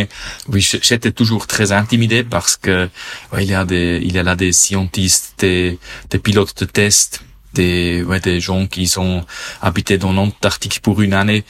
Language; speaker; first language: French; non-native, local second language; German